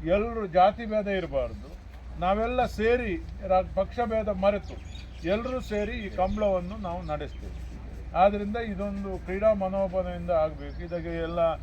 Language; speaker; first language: Kannada; non-native, local second language; Tulu